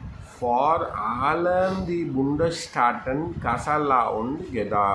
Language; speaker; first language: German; non-native, fluent; Tamil